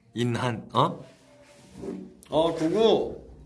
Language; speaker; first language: Korean; native; Korean